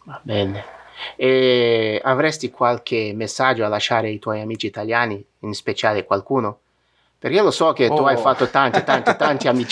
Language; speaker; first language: Italian; non-native, fluent; Portuguese